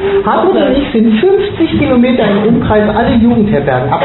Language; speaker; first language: German; native; German